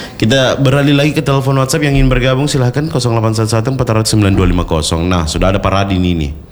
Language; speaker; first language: Indonesian; native; Indonesian